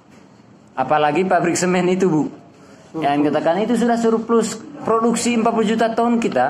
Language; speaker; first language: Indonesian; native; Indonesian